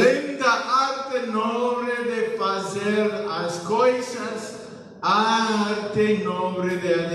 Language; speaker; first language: Portuguese; non-native, learner; English